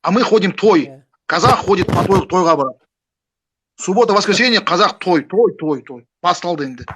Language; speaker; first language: Russian; non-native, local second language; Kazakh